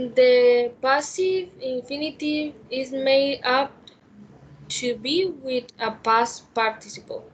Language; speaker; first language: English; non-native, learner; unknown